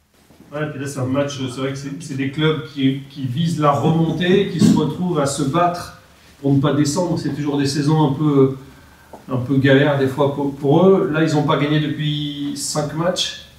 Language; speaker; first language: French; native; French